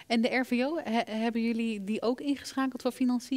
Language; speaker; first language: Dutch; native; Dutch